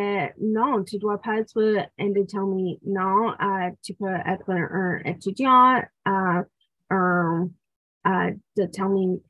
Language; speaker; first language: French; non-native, local second language; English